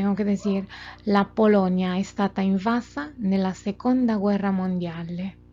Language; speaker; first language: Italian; non-native, fluent; Spanish